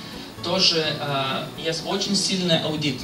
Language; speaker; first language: Russian; non-native, fluent; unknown